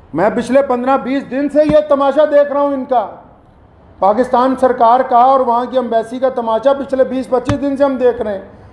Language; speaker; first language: Hindi; native; Hindi